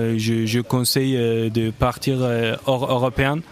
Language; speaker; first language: French; non-native, fluent; Turkish